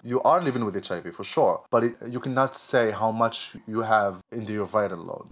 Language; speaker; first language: English; non-native, fluent; Arabic